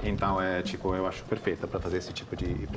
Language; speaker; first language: Portuguese; non-native, fluent; Italian